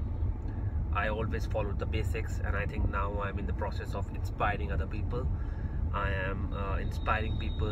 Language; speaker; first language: English; non-native, local second language; Hindi